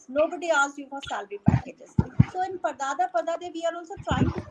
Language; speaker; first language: English; non-native, local second language; Hindi